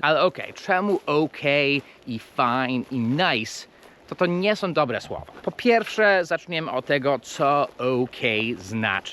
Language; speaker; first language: Polish; non-native, fluent; English